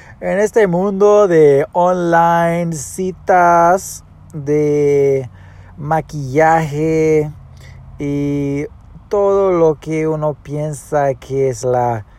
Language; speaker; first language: Spanish; early bilingual, heritage; Spanish